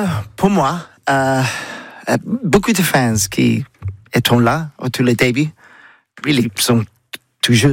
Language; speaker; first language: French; non-native, learner; English